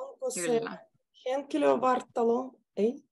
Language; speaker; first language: Finnish; non-native, learner; Russian